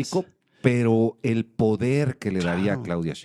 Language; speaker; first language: Spanish; native; Spanish